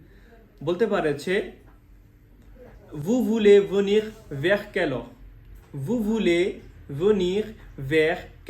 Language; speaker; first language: French; non-native, fluent; Bangla